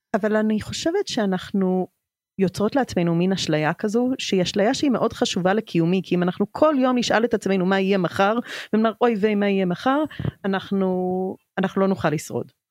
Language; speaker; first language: Hebrew; early bilingual, other home language; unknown